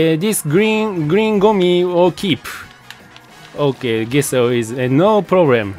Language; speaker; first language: English; non-native, learner; Japanese